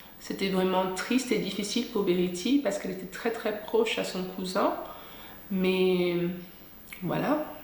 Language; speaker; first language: French; non-native, fluent; English